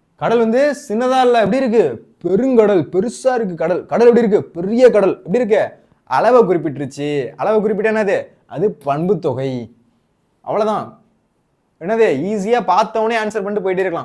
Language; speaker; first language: Tamil; native; Tamil